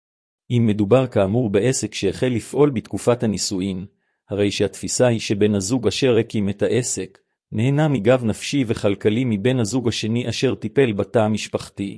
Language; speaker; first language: Hebrew; native; Hebrew